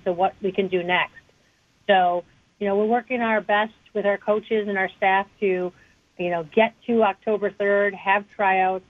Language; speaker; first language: English; native; English